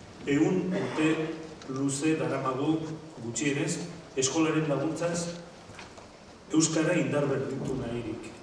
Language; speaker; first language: Basque; native; Basque